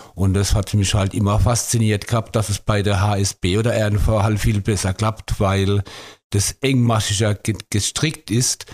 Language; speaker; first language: German; native; German